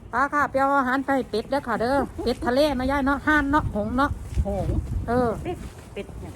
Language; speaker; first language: Thai; native; Thai